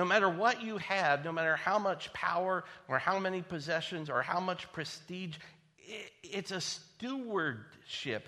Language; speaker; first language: English; native; English